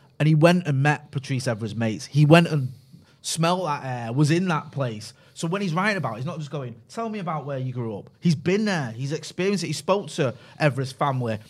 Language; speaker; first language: English; native; English